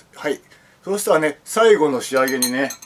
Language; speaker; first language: Japanese; native; Japanese